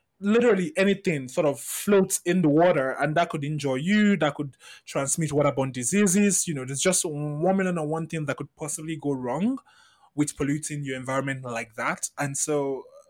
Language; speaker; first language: English; non-native, local second language; Yoruba